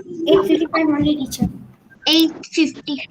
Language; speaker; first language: English; non-native, local second language; Tamil